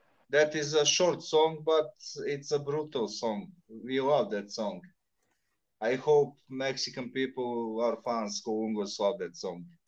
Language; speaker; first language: English; non-native, learner; Serbian